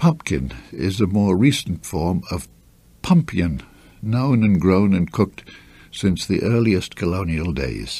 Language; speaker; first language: English; native; English